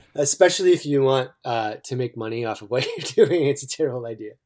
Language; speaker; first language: English; native; English